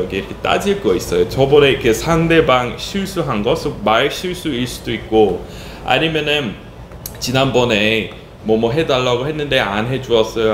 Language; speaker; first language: Korean; non-native, fluent; English